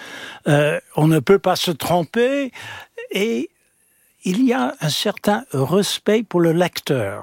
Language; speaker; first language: French; non-native, fluent; English